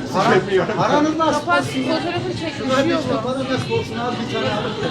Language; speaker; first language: Turkish; native; Turkish